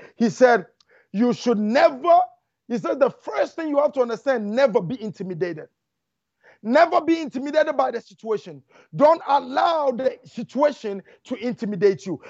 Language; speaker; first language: English; non-native, local second language; Akan